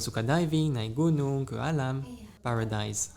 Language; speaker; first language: Indonesian; non-native, fluent; French